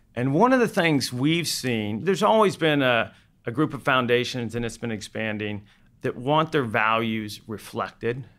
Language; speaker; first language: English; native; English